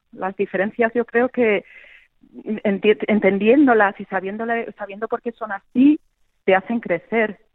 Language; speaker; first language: Spanish; native; Spanish